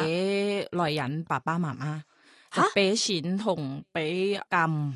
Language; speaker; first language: Cantonese; non-native, learner; Thai